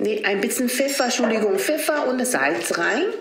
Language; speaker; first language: German; non-native, learner; Chinese